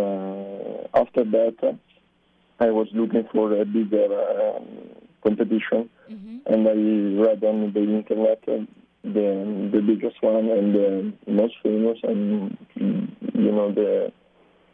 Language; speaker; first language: English; non-native, learner; Italian